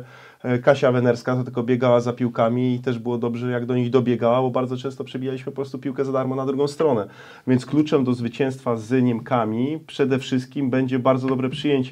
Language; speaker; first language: Polish; native; Polish